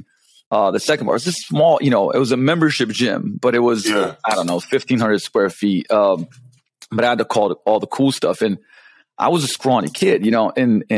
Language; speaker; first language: English; non-native, fluent; Slovenian